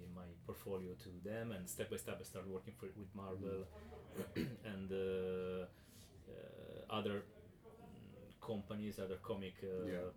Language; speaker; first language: English; non-native, learner; Italian